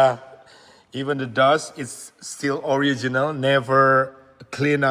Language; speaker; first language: English; non-native, learner; Indonesian